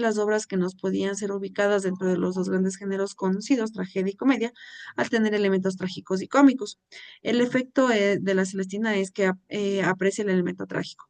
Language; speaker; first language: Spanish; native; Spanish